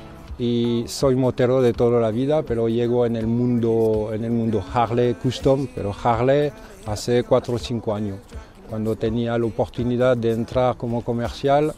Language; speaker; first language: Spanish; non-native, fluent; French